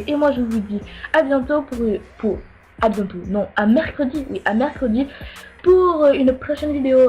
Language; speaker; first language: French; native; French